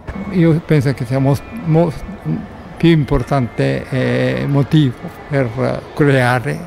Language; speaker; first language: Italian; non-native, learner; Japanese